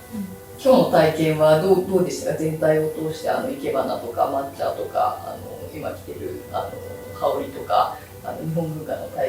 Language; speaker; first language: Japanese; native; Japanese